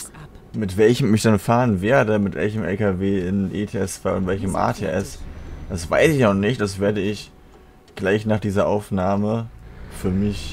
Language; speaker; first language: German; native; German